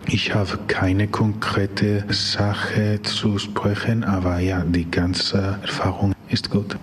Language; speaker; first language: German; non-native, learner; Spanish